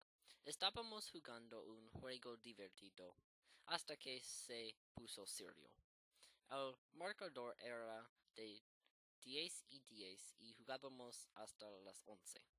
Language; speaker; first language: Spanish; non-native, learner; English